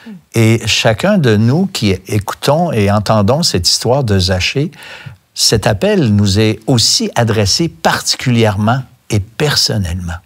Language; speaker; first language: French; native; French